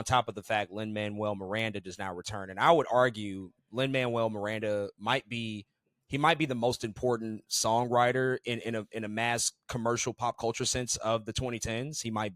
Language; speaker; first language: English; native; English